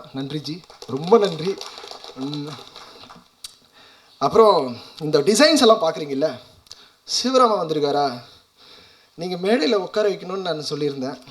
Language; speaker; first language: Tamil; native; Tamil